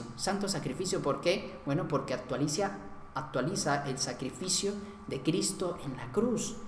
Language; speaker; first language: Spanish; native; Spanish